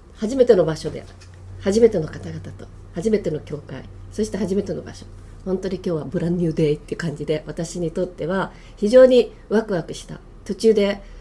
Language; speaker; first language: Japanese; native; Japanese